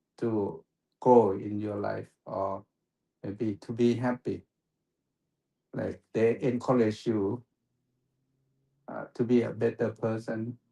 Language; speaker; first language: English; non-native, fluent; Thai